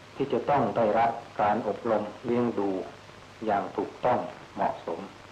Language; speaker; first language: Thai; native; Thai